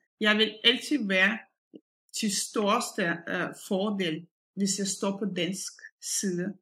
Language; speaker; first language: Danish; non-native, fluent; Russian